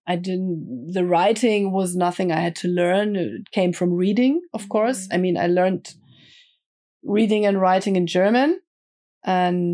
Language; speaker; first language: English; non-native, fluent; German